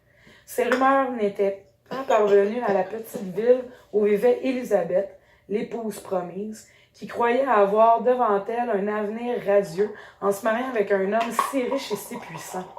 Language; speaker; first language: French; native; French